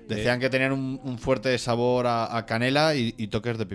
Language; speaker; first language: Spanish; native; Spanish